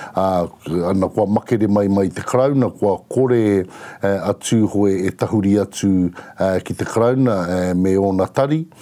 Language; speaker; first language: Māori; native; Māori